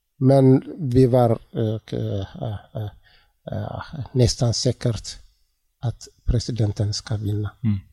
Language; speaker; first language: Swedish; non-native, learner; Tigrinya